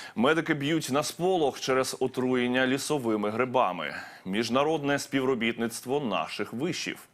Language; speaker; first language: Ukrainian; native; Ukrainian